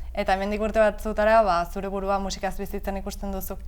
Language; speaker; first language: Basque; native; Basque